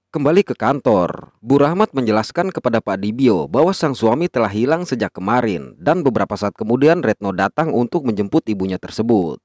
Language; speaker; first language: Indonesian; native; Indonesian